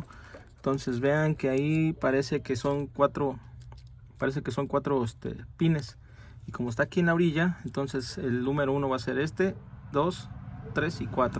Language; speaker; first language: Spanish; native; Spanish